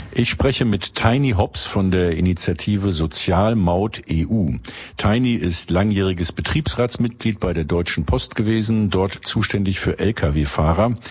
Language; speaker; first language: German; native; German